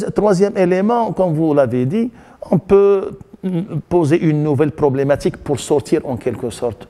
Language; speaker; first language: French; non-native, local second language; Arabic